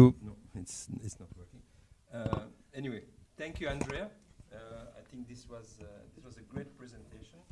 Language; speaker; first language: English; non-native, fluent; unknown